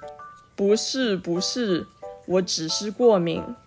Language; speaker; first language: Chinese; non-native, learner; English